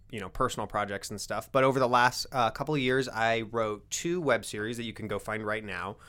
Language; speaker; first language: English; native; English